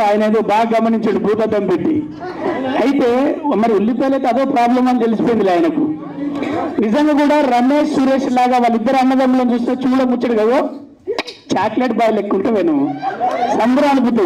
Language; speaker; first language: Telugu; native; Telugu